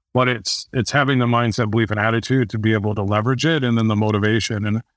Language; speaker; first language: English; native; English